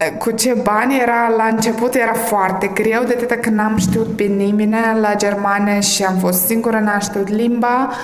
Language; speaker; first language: Romanian; early bilingual, heritage; Romanian